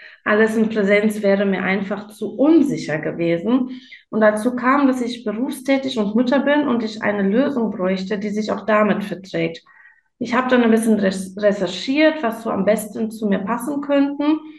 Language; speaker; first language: German; non-native, fluent; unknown